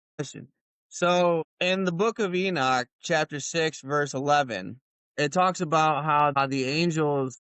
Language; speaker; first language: English; native; English